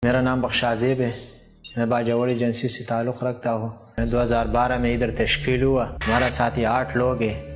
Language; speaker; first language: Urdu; non-native, local second language; Pashto